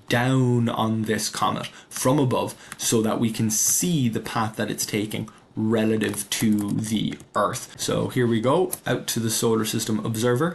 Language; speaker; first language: English; native; English